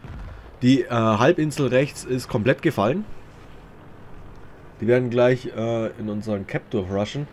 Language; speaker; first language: German; native; German